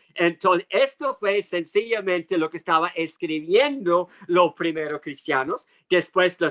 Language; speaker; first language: Spanish; non-native, fluent; English